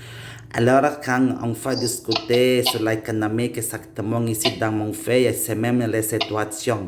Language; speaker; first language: French; non-native, learner; Indonesian